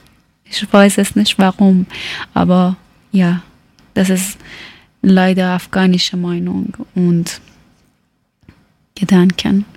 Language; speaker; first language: German; non-native, learner; Persian